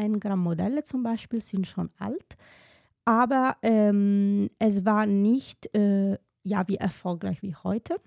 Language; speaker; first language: German; non-native, fluent; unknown